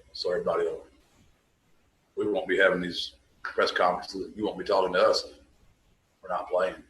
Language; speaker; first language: English; native; English